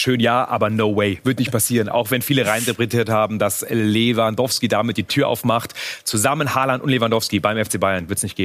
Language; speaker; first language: German; native; German